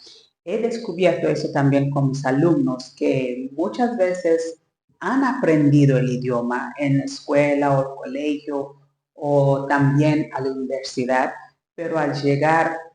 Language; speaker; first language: Spanish; non-native, learner; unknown